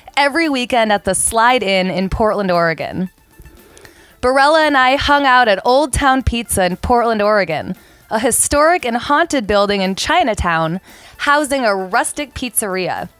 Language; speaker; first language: English; native; English